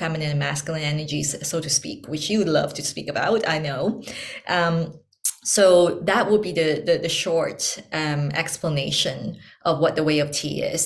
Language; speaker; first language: English; non-native, local second language; Chinese